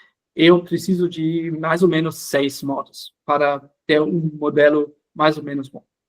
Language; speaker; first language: Portuguese; non-native, fluent; German